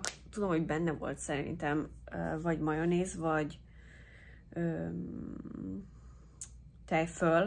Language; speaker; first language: Hungarian; early bilingual, heritage; English